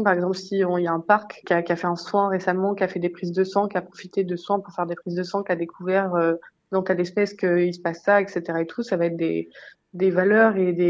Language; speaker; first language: French; native; French